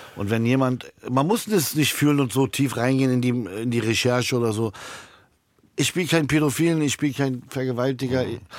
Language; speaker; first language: German; early bilingual, other home language; Arabic